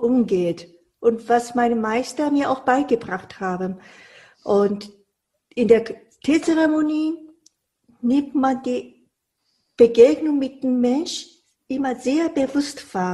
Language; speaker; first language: German; non-native, fluent; Japanese